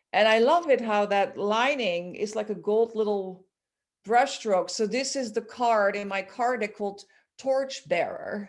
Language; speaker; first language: English; non-native, fluent; Dutch